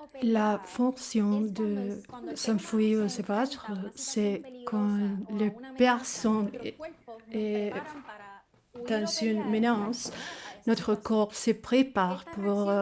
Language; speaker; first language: French; non-native, fluent; Spanish